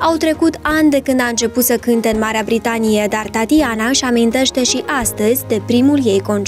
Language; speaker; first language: Romanian; native; Romanian